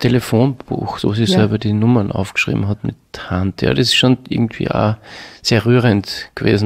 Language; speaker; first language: German; native; German